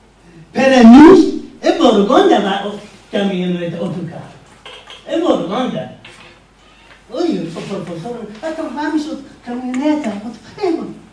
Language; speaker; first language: Portuguese; non-native, learner; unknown